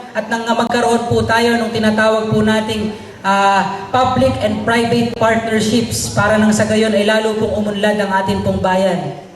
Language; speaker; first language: Filipino; native; Filipino